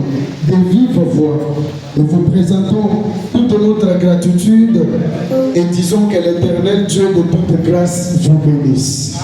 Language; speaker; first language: French; non-native, local second language; Luba-Lulua